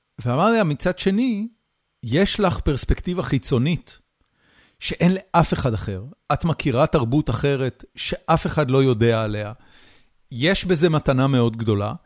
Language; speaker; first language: Hebrew; native; Hebrew